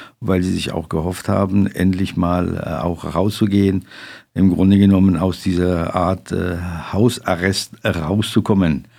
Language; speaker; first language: German; non-native, fluent; Persian